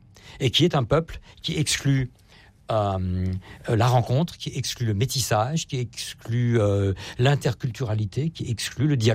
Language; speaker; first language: French; native; French